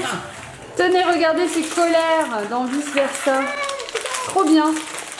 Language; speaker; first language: French; native; French